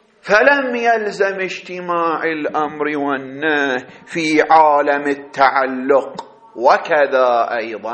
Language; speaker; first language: Arabic; native; Arabic